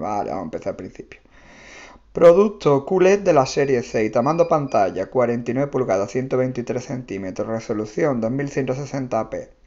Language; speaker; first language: Spanish; native; Spanish